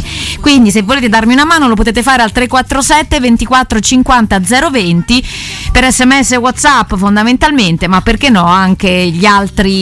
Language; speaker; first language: Italian; native; Italian